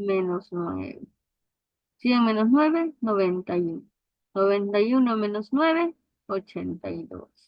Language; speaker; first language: Spanish; native; Spanish